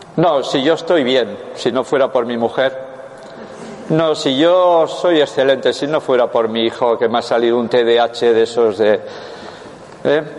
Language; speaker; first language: Spanish; non-native, local second language; Basque